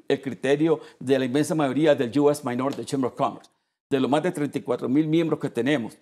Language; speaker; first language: Spanish; native; Spanish